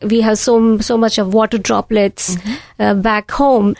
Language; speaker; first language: English; non-native, local second language; Hindi